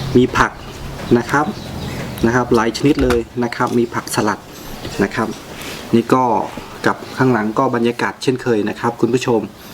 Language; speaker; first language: Thai; non-native, local second language; Northeastern Thai